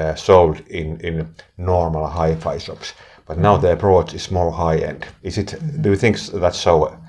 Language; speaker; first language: English; non-native, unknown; Finnish